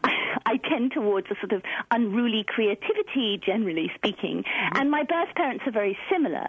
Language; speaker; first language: English; native; English